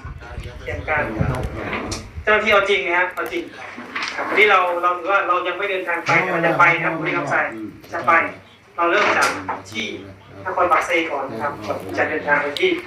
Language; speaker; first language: Thai; native; Thai